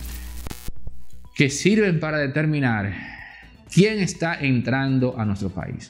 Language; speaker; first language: Spanish; native; Spanish